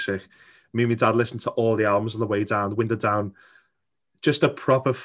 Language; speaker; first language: English; native; English